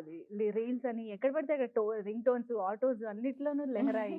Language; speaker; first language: Telugu; native; Telugu